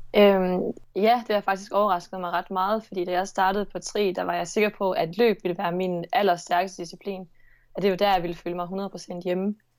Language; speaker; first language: Danish; native; Danish